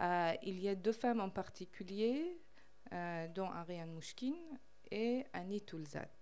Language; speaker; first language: French; non-native, fluent; Persian